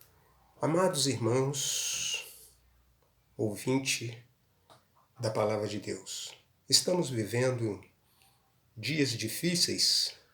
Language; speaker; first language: Portuguese; native; Portuguese